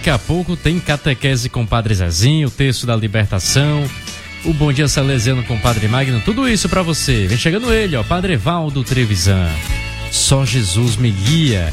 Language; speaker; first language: Portuguese; native; Portuguese